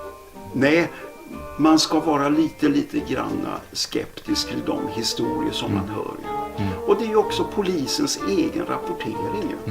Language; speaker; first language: Swedish; native; Swedish